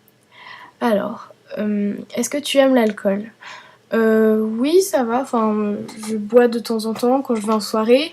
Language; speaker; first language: French; early bilingual, other home language; Vietnamese